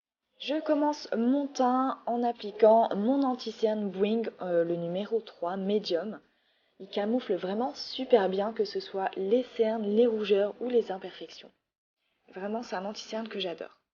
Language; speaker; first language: French; native; French